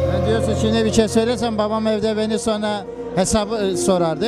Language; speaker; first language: Turkish; native; Turkish